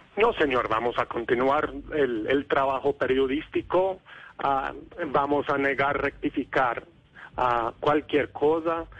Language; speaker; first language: Spanish; non-native, fluent; English